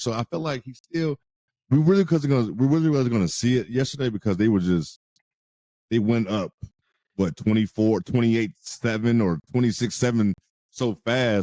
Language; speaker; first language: English; native; English